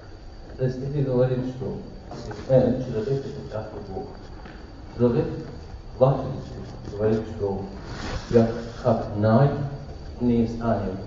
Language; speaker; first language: Russian; non-native, learner; Persian